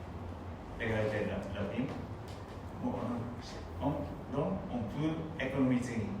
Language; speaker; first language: French; non-native, learner; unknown